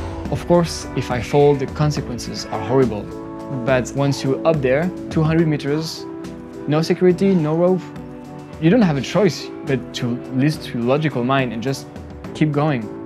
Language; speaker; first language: English; non-native, fluent; French